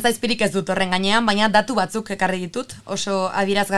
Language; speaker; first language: Basque; native; Basque